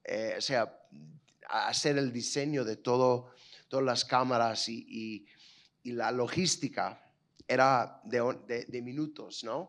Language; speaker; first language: Spanish; non-native, fluent; English